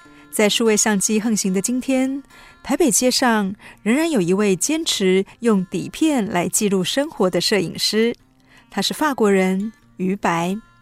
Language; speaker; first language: Chinese; native; Chinese